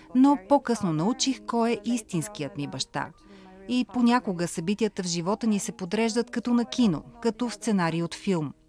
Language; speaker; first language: Bulgarian; early bilingual, heritage; Bulgarian